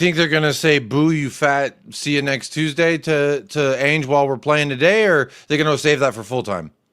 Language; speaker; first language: English; native; English